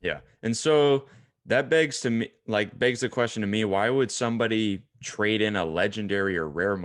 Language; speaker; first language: English; native; English